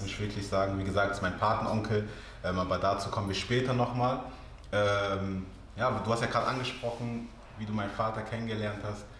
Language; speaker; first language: German; early bilingual, other home language; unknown